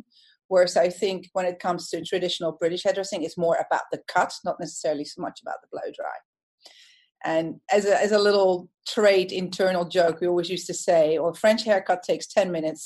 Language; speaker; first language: English; non-native, fluent; Dutch